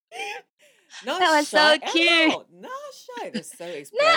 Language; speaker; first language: English; early bilingual, other home language; Chinese